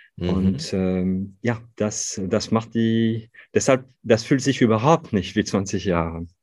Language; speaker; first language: German; non-native, fluent; French